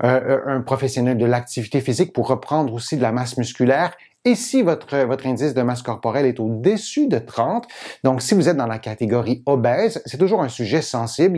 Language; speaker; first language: French; native; French